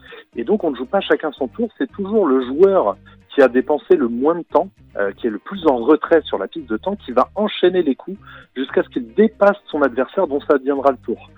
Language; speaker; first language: French; native; French